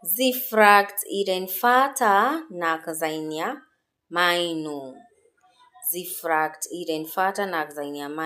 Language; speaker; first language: German; non-native, learner; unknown